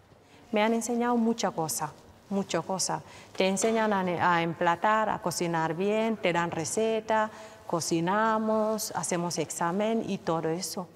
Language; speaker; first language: Spanish; non-native, fluent; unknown